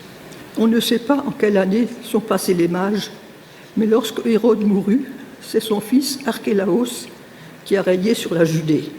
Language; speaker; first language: French; native; French